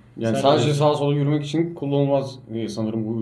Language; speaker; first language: Turkish; native; Turkish